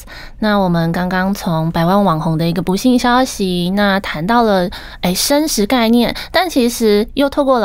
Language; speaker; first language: Chinese; native; Chinese